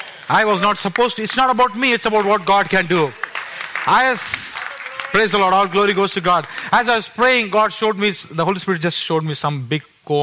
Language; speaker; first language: English; non-native, local second language; Marathi